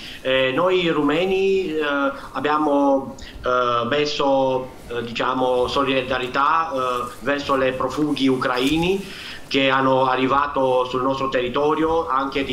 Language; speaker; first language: Italian; non-native, fluent; Romanian